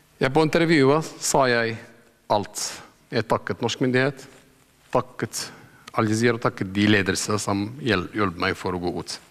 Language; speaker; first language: Norwegian; non-native, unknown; Arabic